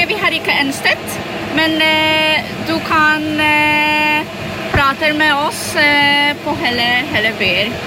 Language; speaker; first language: Norwegian; non-native, learner; Polish